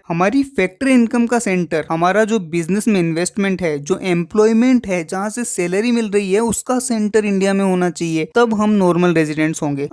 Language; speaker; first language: Hindi; native; Hindi